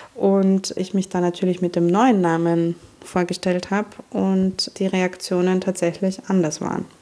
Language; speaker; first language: German; native; German